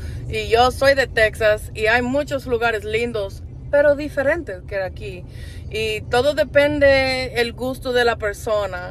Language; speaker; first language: Spanish; non-native, fluent; English